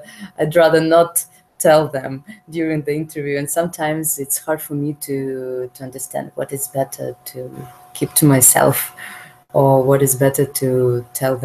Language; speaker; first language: English; non-native, learner; Russian